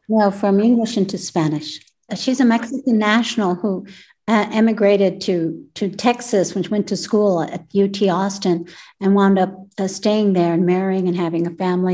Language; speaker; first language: English; early bilingual, other home language; Spanish